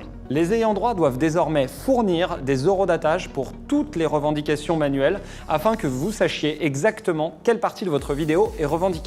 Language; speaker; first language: French; native; French